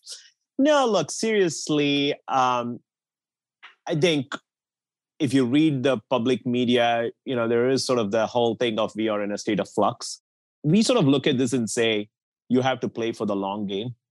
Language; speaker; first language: English; non-native, local second language; Tamil